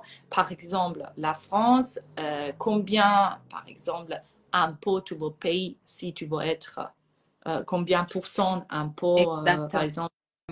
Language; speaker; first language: French; non-native, fluent; Persian